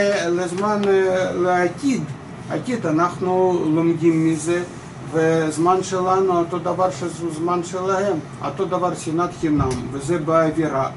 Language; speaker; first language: Hebrew; non-native, fluent; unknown